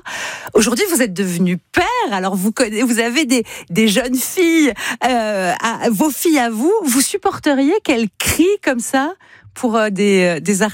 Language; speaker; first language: French; native; French